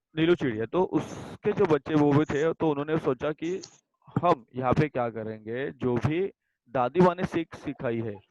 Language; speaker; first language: Hindi; non-native, local second language; Marathi